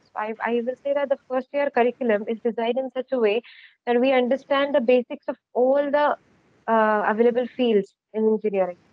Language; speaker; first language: English; non-native, local second language; Marathi